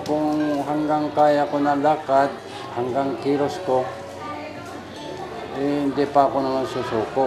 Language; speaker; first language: Filipino; non-native, learner; Japanese